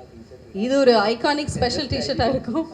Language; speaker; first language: Tamil; native; Tamil